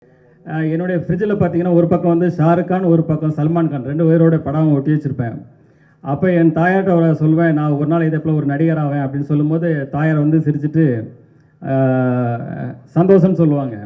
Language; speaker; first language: Tamil; native; Tamil